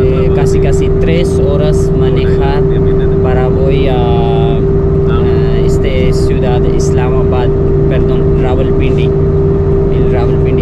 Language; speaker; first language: Spanish; non-native, learner; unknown